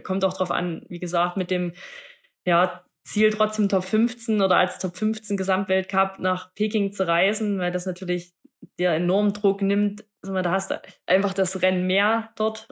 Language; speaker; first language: German; native; German